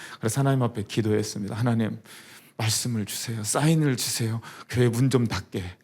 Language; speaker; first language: Korean; native; Korean